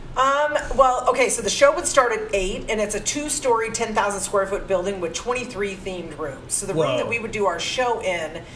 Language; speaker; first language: English; native; English